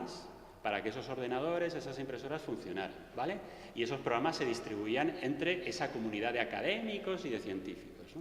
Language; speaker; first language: Spanish; native; Spanish